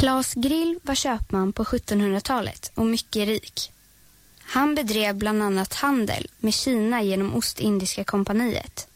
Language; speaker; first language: Swedish; native; Swedish